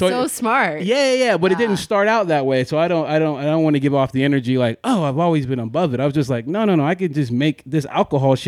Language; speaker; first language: English; native; English